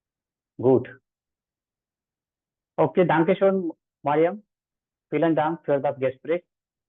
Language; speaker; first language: German; non-native, fluent; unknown